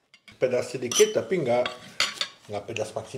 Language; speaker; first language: Indonesian; non-native, learner; French